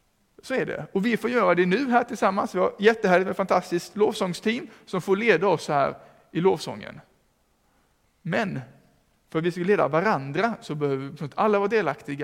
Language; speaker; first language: Swedish; native; Swedish